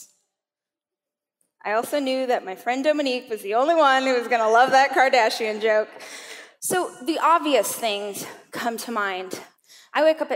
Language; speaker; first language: English; native; English